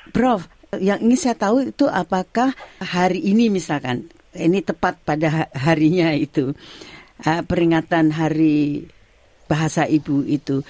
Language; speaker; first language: Indonesian; non-native, local second language; Javanese